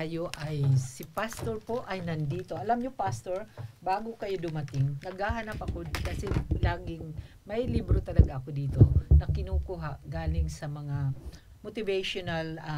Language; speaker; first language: Filipino; non-native, local second language; Waray